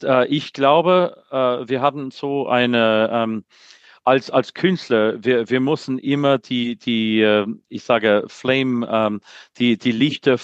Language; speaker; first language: German; non-native, learner; English